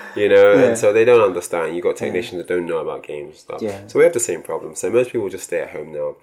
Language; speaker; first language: English; native; English